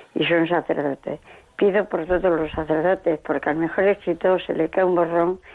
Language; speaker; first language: Spanish; native; Spanish